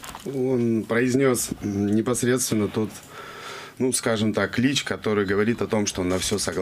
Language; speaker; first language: Russian; native; Russian